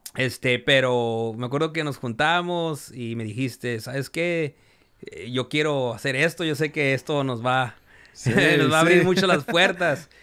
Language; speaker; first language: Spanish; early bilingual, heritage; Spanish